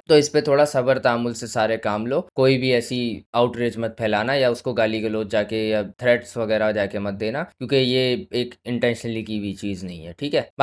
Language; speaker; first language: Urdu; native; Urdu